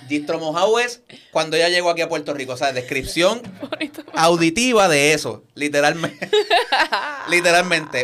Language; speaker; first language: Spanish; native; Spanish